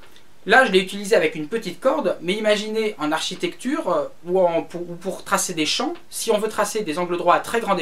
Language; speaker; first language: French; native; French